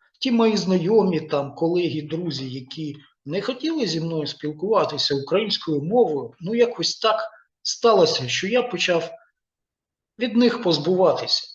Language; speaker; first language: Ukrainian; non-native, local second language; Russian